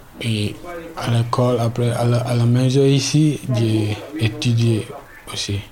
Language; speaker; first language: French; non-native, learner; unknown